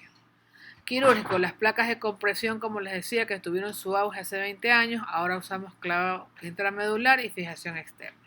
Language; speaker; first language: Spanish; native; Spanish